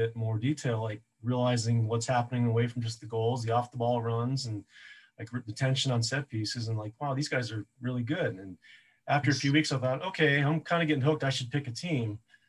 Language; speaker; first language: English; native; English